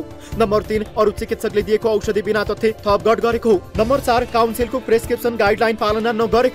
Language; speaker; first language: Nepali; native; Nepali